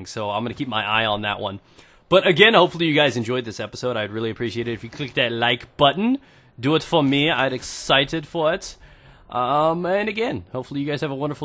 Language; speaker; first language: English; native; English